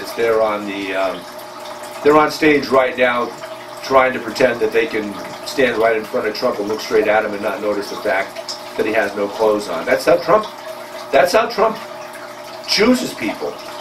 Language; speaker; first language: English; native; English